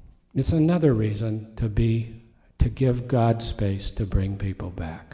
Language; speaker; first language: English; native; English